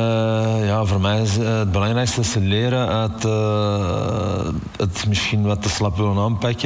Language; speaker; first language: Dutch; native; Dutch